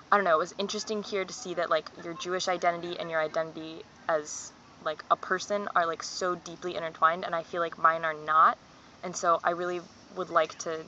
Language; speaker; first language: English; native; English